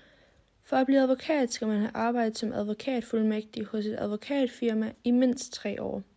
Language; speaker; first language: Danish; native; Danish